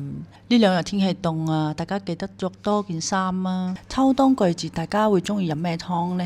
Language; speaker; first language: Chinese; non-native, local second language; Hakka Chinese